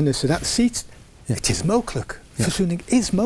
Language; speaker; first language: Dutch; non-native, fluent; English